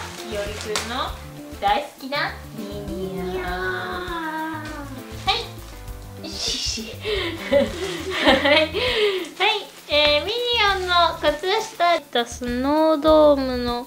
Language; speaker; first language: Japanese; native; Japanese